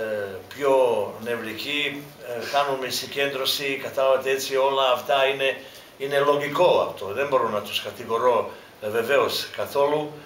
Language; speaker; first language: Greek; non-native, fluent; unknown